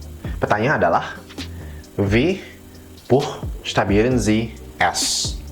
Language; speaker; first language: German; non-native, fluent; Indonesian